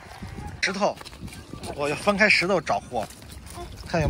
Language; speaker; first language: Chinese; native; Chinese